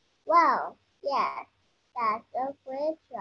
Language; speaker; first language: English; non-native, learner; Vietnamese